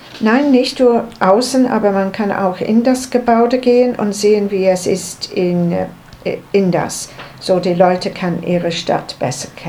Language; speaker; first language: German; non-native, learner; English